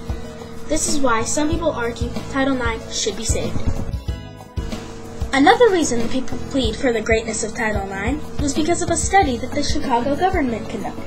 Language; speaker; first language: English; native; English